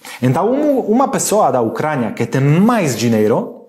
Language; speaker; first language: Portuguese; non-native, learner; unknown